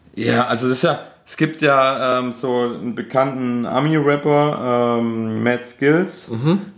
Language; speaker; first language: German; native; German